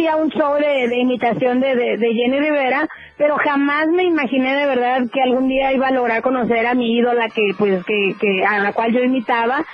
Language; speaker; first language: Spanish; native; Spanish